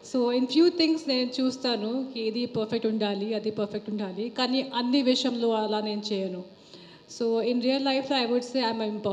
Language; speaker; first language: Telugu; non-native, local second language; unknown